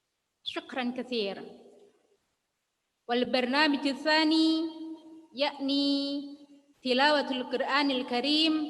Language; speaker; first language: Arabic; non-native, fluent; Indonesian